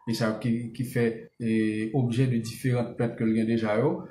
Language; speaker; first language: French; non-native, local second language; Haitian Creole